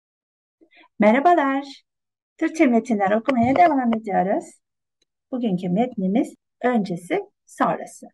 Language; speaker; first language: Turkish; non-native, fluent; Kazakh